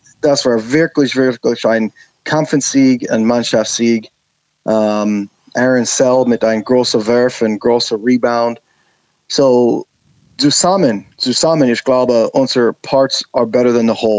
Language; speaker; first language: German; non-native, learner; English